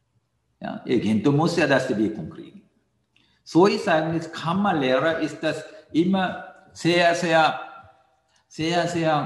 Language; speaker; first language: German; non-native, learner; Sinhala